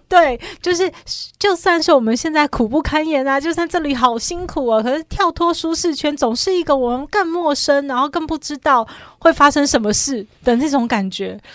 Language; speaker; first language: Chinese; native; Chinese